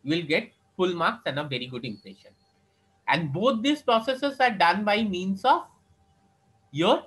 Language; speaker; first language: English; non-native, local second language; Bangla